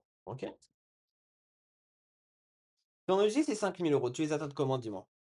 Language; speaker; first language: French; native; French